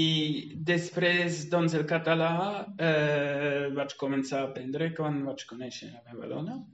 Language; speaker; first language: Catalan; non-native, fluent; German